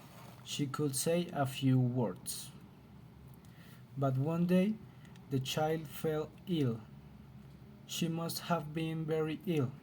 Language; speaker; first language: English; non-native, learner; Spanish